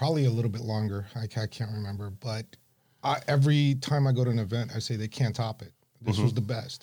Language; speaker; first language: English; native; English